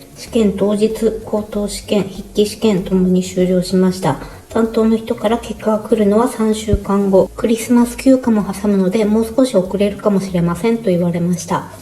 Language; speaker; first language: Japanese; native; Japanese